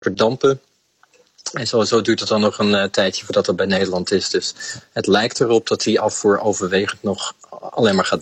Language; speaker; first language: Dutch; native; Dutch